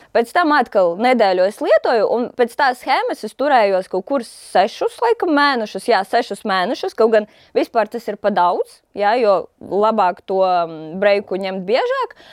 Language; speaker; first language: Latvian; non-native, local second language; Russian